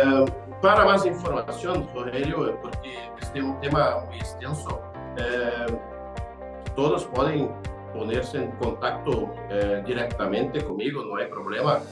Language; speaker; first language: Spanish; non-native, fluent; Portuguese